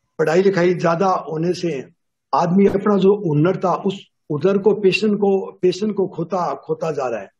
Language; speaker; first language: Hindi; native; Hindi